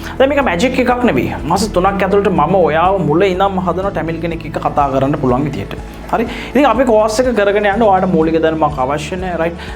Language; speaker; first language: Sinhala; non-native, local second language; Tamil